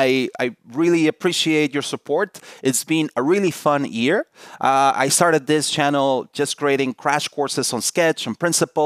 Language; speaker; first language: English; non-native, fluent; Spanish